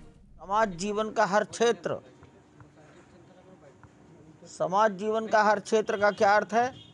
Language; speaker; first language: Hindi; native; Hindi